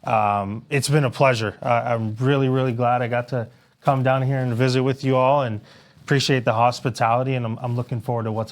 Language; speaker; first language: English; native; English